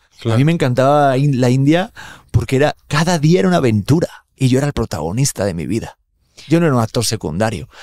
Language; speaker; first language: Spanish; native; Spanish